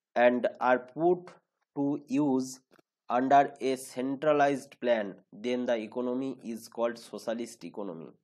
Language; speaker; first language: English; non-native, local second language; Bangla